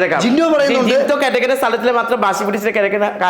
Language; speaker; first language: Malayalam; non-native, local second language; Assamese